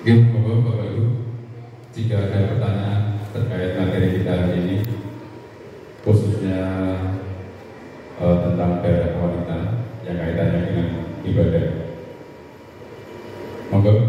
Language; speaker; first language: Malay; non-native, local second language; Javanese